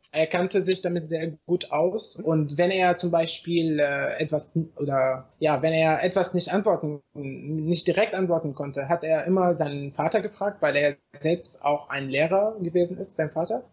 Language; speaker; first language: German; non-native, fluent; Arabic